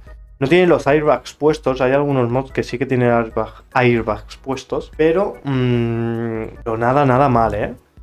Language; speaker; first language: Spanish; native; Spanish